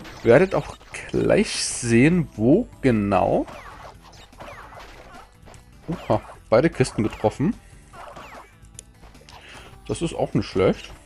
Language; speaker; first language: German; native; German